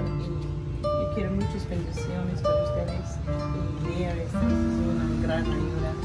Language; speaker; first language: Spanish; non-native, learner; English